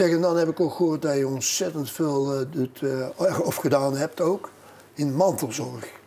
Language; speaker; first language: Dutch; native; Dutch